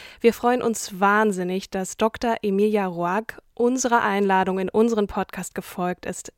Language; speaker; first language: German; native; German